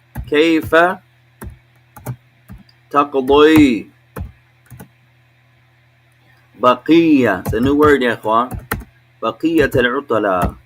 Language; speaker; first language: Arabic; non-native, fluent; English